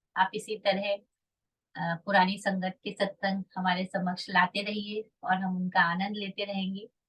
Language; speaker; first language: Hindi; native; Hindi